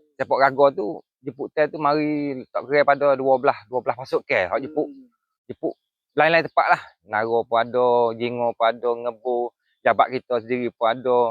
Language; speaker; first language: Malay; native; Malay